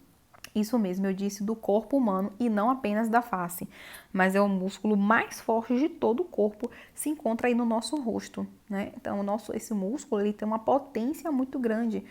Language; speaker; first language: Portuguese; native; Portuguese